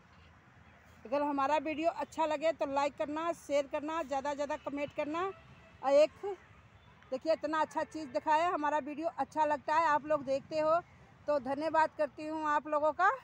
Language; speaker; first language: Hindi; non-native, local second language; Bhojpuri